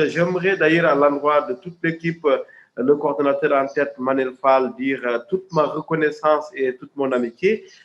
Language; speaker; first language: French; non-native, local second language; Wolof